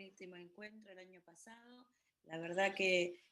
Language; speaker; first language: Spanish; native; Spanish